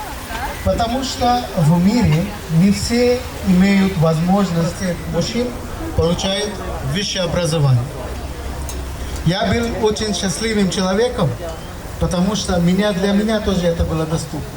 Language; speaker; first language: Russian; non-native, learner; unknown